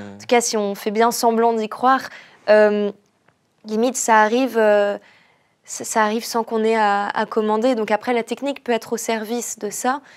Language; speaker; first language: French; native; French